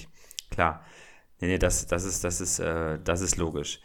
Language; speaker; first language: German; native; German